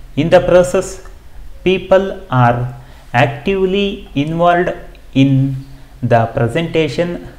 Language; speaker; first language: English; non-native, local second language; Kannada